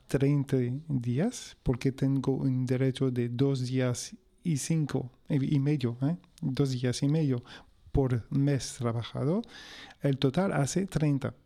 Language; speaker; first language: Spanish; non-native, local second language; French